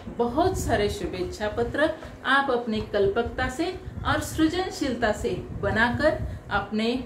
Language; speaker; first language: Hindi; non-native, local second language; Marathi